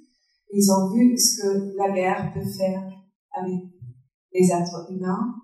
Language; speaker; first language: French; non-native, fluent; German